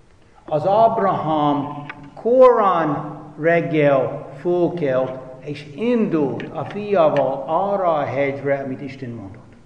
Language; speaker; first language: Hungarian; non-native, fluent; English